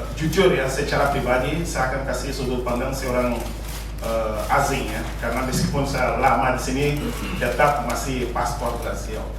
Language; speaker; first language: Indonesian; non-native, fluent; Portuguese